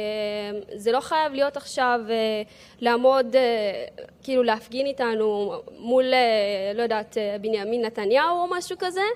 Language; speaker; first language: Hebrew; early bilingual, other home language; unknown